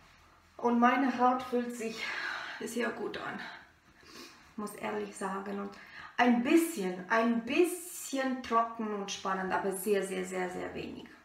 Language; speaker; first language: German; non-native, fluent; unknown